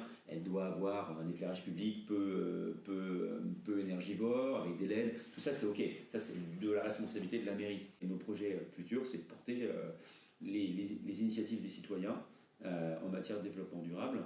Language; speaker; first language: French; native; French